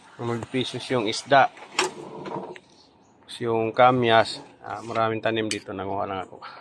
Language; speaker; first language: Filipino; non-native, local second language; Cebuano